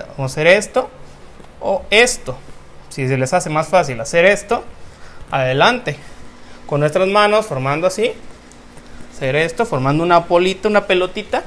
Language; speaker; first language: Spanish; native; Spanish